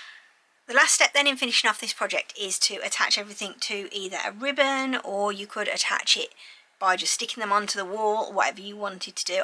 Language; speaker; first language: English; native; English